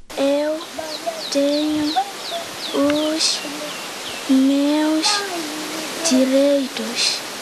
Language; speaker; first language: Portuguese; non-native, local second language; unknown